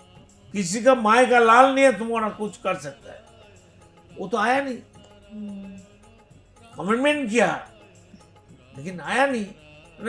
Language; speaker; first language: Hindi; non-native, local second language; Bangla